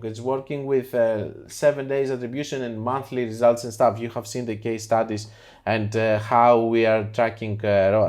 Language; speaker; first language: English; non-native, fluent; Greek